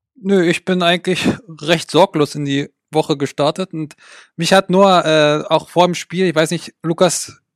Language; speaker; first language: German; native; German